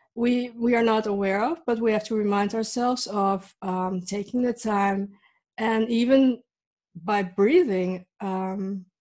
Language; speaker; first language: English; early bilingual, other home language; Dutch